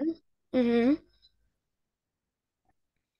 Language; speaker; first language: Russian; native; Russian